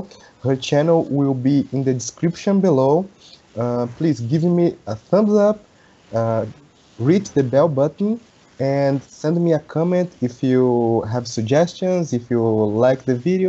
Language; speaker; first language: English; non-native, learner; Portuguese